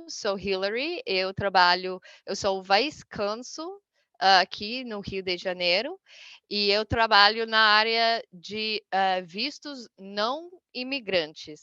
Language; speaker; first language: Portuguese; non-native, fluent; English